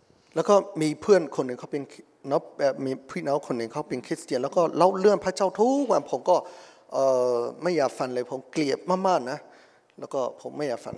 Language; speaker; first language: Thai; non-native, fluent; Burmese